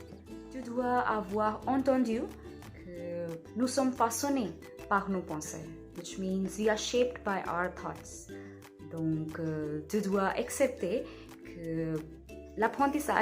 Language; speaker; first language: French; non-native, learner; Hindi